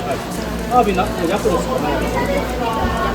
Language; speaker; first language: Japanese; non-native, learner; Korean